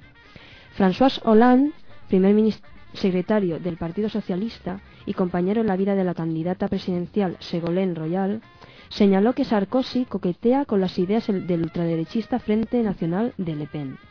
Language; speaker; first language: Spanish; native; Spanish